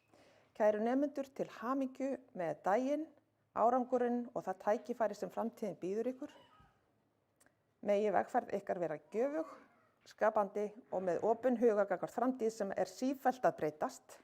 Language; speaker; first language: Icelandic; native; Icelandic